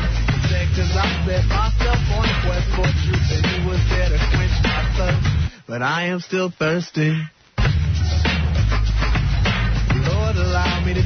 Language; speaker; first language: English; native; English